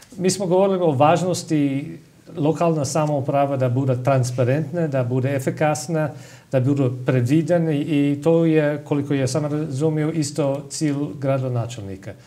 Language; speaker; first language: Serbian; non-native, fluent; English